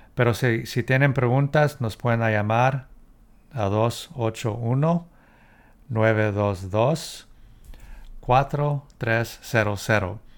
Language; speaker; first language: Spanish; early bilingual, heritage; Spanish